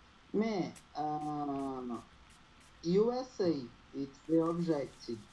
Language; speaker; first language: English; non-native, learner; Portuguese